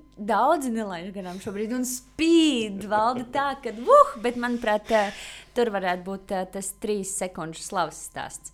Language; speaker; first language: Latvian; native; Latvian